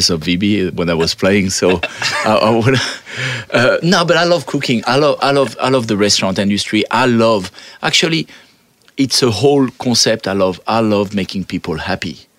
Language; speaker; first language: English; non-native, fluent; French